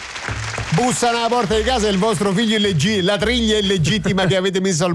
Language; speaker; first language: Italian; native; Italian